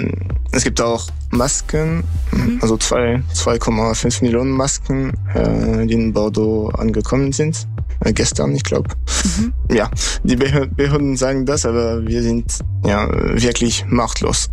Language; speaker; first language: German; non-native, fluent; French